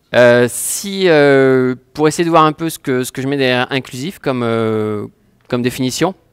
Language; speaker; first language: French; native; French